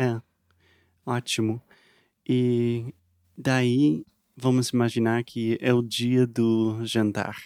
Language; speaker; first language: Portuguese; non-native, learner; English